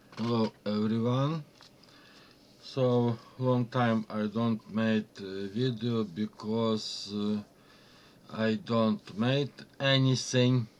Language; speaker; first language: English; non-native, learner; Ukrainian